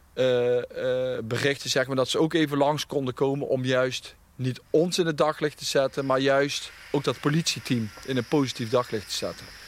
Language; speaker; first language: Dutch; native; Dutch